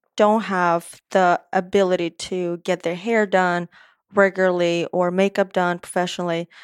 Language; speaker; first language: English; non-native, fluent; Romanian